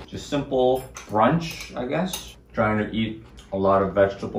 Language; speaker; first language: English; non-native, fluent; Korean